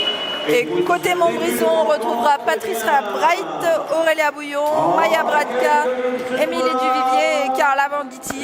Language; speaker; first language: French; native; French